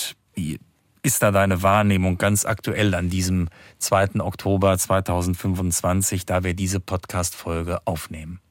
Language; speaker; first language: German; native; German